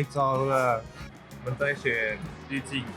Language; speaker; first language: Chinese; native; Chinese